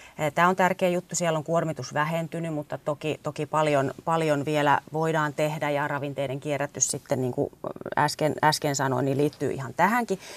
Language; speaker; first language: Finnish; native; Finnish